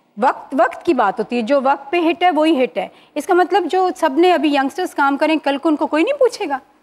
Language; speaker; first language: Urdu; native; Urdu